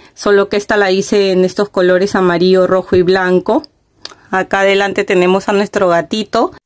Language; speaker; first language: Spanish; native; Spanish